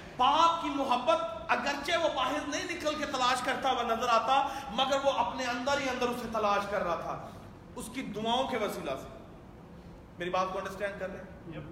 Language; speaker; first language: Urdu; non-native, local second language; Punjabi